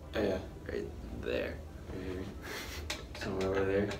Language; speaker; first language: English; native; English